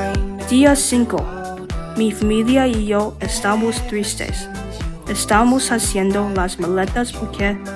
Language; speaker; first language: Spanish; non-native, learner; English